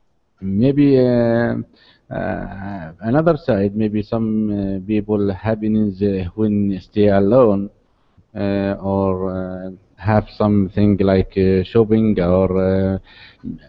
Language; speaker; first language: English; non-native, learner; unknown